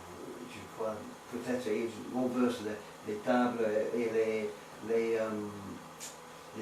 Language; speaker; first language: French; non-native, learner; English